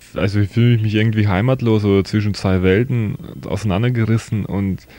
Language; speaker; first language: German; non-native, fluent; Russian